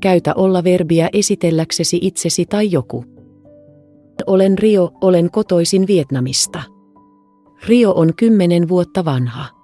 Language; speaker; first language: Finnish; non-native, fluent; Vietnamese